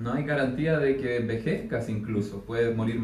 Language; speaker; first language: Spanish; native; Spanish